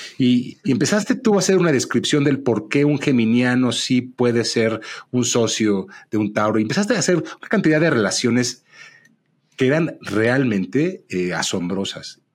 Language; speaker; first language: Spanish; native; Spanish